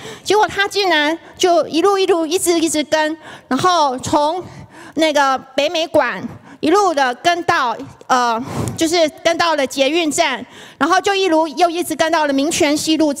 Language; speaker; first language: Chinese; native; Chinese